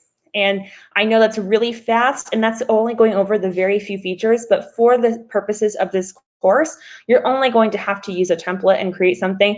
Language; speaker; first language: English; native; English